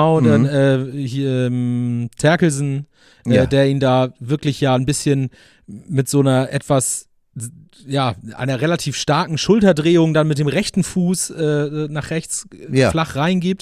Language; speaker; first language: German; native; German